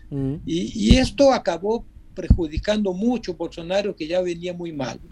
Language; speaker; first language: Spanish; non-native, fluent; Portuguese